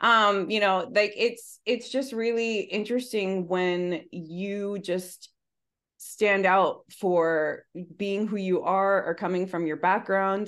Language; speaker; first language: English; early bilingual, other home language; Spanish